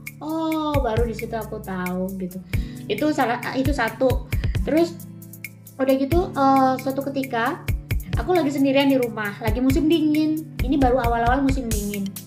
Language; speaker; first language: Indonesian; native; Indonesian